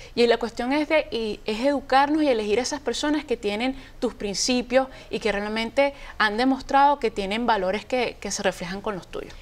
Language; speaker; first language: Spanish; native; Spanish